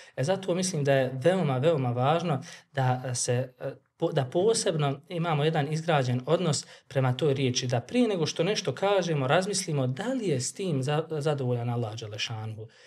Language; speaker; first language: Bosnian; native; Bosnian